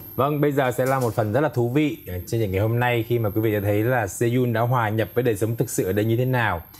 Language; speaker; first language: Vietnamese; native; Vietnamese